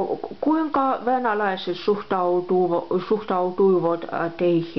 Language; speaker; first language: Finnish; non-native, local second language; Russian